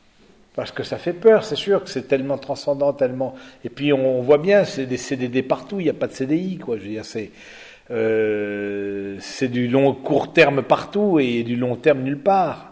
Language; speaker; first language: French; native; French